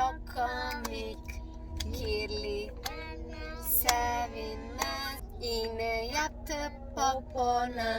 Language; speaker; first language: Turkish; non-native, learner; Bosnian